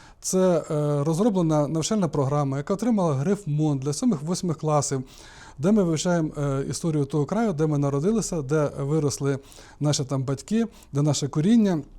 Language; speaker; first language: Ukrainian; native; Ukrainian